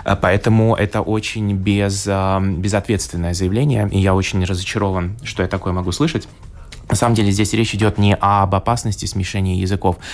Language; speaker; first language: Russian; native; Russian